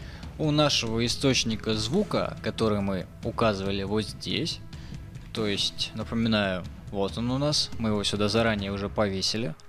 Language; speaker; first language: Russian; native; Russian